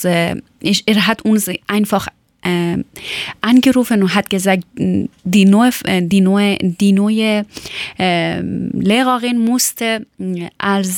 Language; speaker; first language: German; non-native, learner; Persian